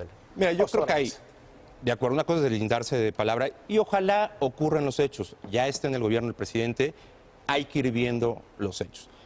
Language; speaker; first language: Spanish; native; Spanish